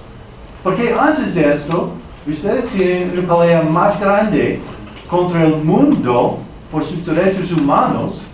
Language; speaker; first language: Spanish; non-native, fluent; English